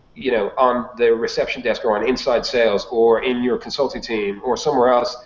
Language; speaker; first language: English; native; English